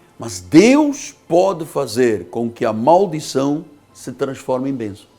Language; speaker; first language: Portuguese; native; Portuguese